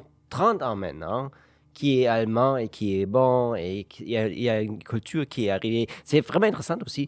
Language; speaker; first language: French; non-native, fluent; German